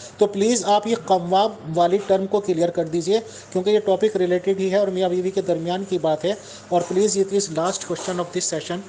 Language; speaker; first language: Urdu; native; Urdu